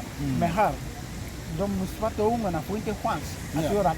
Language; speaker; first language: Swedish; early bilingual, other home language; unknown